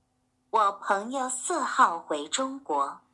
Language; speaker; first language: Chinese; non-native, learner; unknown